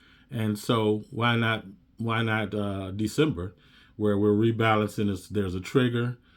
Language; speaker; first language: English; native; English